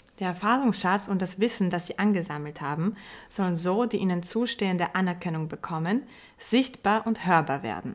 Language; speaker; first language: German; early bilingual, other home language; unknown